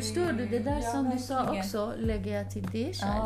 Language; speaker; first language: Swedish; early bilingual, other home language; Kurdish